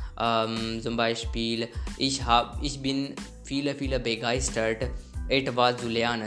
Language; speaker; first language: German; non-native, learner; Hindi